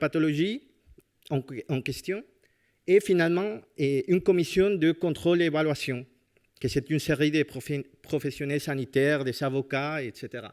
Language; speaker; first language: French; non-native, fluent; Spanish